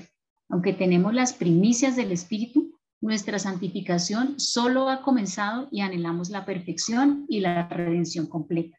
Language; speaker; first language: Spanish; native; Spanish